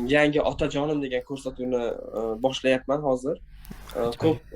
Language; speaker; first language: Uzbek; non-native, local second language; Tajik